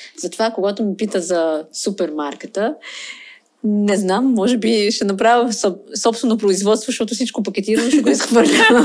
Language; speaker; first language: Bulgarian; non-native, fluent; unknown